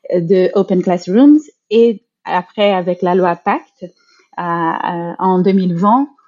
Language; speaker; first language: French; non-native, fluent; Portuguese